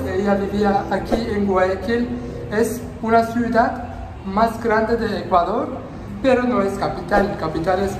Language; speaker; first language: Spanish; non-native, learner; Turkish